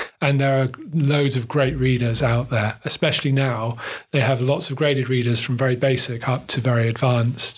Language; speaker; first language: English; native; English